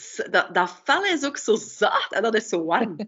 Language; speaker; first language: Dutch; native; Dutch